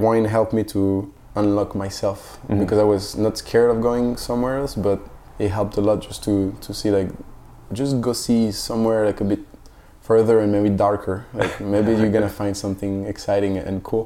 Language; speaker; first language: English; non-native, fluent; French